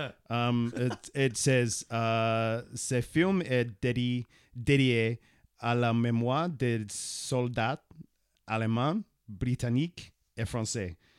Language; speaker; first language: French; non-native, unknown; English